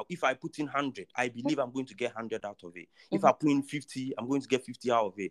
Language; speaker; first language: English; non-native, local second language; Akan